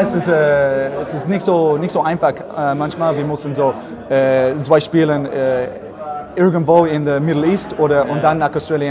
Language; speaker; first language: German; non-native, learner; English